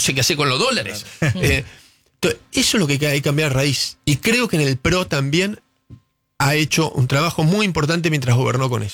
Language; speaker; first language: Spanish; native; Spanish